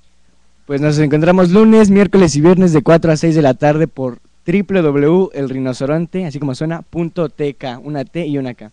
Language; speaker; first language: Spanish; native; Spanish